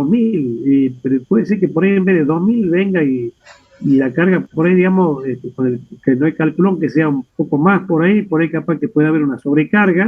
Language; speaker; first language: Spanish; native; Spanish